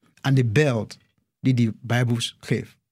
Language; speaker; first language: Dutch; non-native, fluent; English